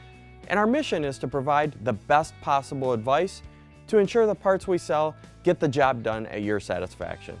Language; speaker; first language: English; native; English